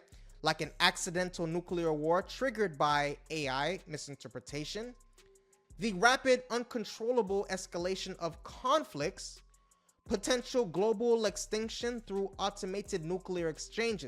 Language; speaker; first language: English; native; English